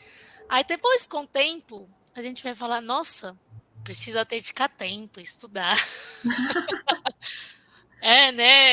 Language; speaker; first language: Portuguese; non-native, fluent; Chinese